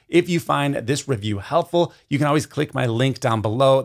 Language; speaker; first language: English; native; English